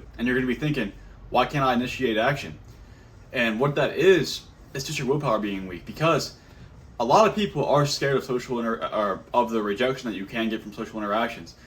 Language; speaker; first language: English; native; English